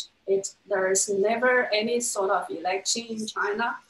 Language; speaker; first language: English; non-native, fluent; Chinese